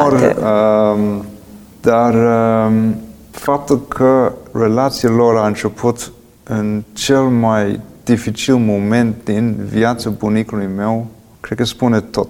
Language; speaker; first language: Romanian; non-native, fluent; English